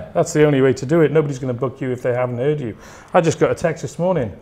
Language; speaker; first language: English; native; English